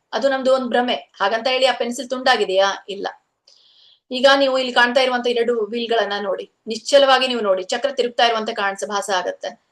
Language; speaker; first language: Kannada; native; Kannada